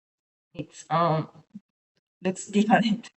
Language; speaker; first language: English; non-native, learner; Japanese